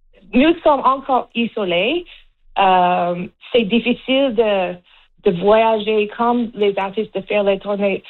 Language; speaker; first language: French; non-native, learner; English